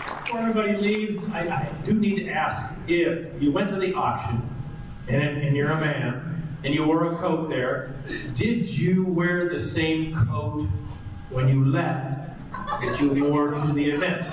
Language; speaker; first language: English; native; English